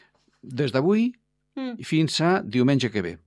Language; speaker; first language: Catalan; non-native, fluent; Spanish